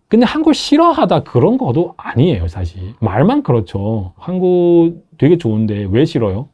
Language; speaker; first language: Korean; non-native, fluent; Chinese